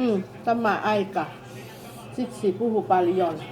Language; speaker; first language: Finnish; non-native, learner; Thai